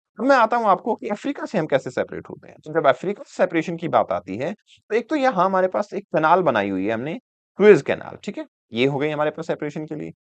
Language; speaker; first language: Hindi; native; Hindi